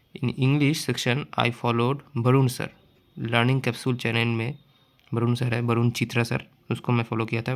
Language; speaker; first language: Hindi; non-native, local second language; Bangla